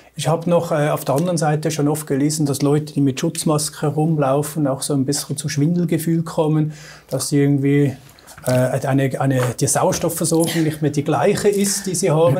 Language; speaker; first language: German; native; German